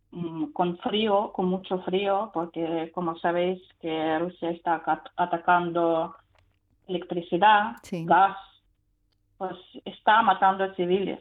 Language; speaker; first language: Spanish; non-native, fluent; Ukrainian